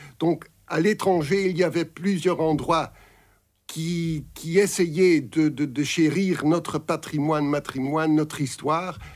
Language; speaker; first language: French; non-native, local second language; Dutch